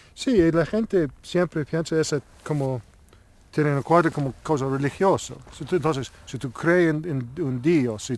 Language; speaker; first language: Spanish; non-native, learner; English